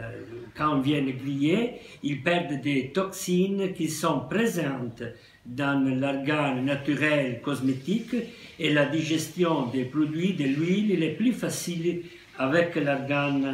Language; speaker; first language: French; non-native, fluent; Italian